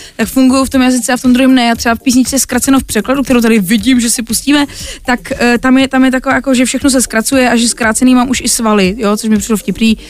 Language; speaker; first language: Czech; non-native, local second language; Polish